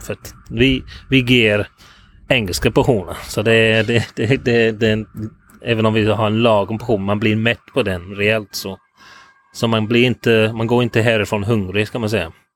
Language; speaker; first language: Swedish; non-native, fluent; English